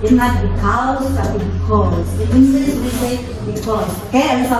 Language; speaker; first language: English; non-native, learner; Indonesian